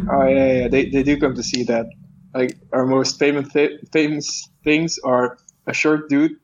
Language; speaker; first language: English; non-native, fluent; Dutch